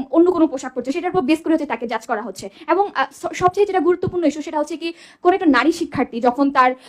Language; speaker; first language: Bangla; non-native, local second language; Chakma